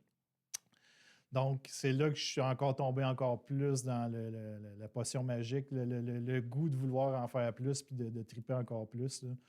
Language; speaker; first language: French; native; French